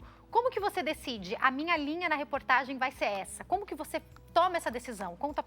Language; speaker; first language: Portuguese; native; Portuguese